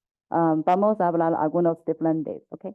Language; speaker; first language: Spanish; non-native, learner; Chinese